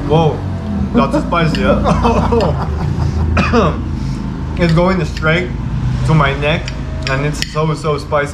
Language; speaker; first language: English; non-native, fluent; Spanish